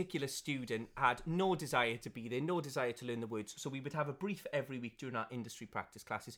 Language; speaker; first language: English; native; English